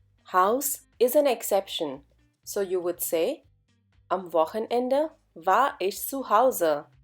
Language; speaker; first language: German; non-native, fluent; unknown